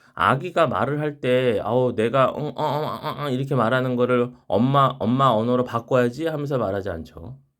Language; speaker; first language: Korean; native; Korean